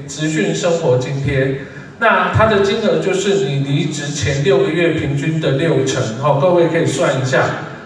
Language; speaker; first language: Chinese; native; Chinese